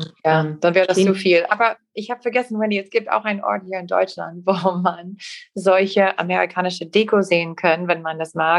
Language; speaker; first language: German; non-native, fluent; English